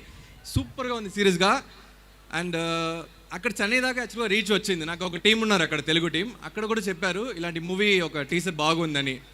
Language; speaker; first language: Telugu; non-native, fluent; Tamil